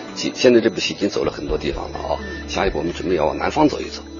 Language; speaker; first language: Chinese; native; Chinese